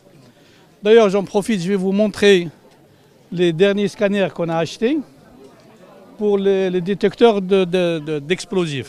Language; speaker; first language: French; non-native, local second language; Arabic